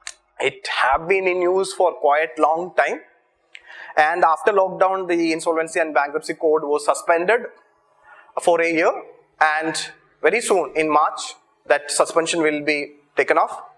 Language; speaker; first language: English; non-native, local second language; Malayalam